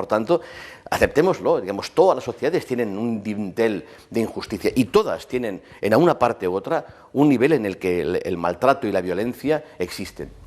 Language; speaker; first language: Spanish; native; Spanish